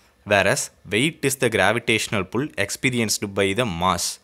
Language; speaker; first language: English; non-native, local second language; Tamil